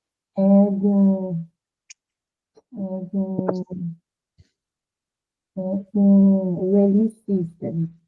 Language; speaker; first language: English; non-native, learner; Portuguese